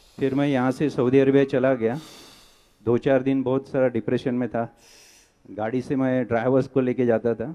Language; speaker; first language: Hindi; non-native, local second language; Marathi